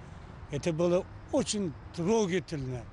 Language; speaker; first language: Russian; non-native, local second language; Uzbek